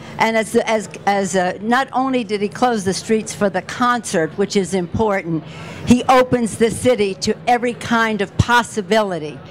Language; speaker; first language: English; native; English